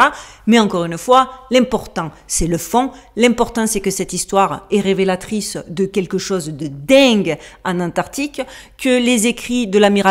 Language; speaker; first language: French; native; French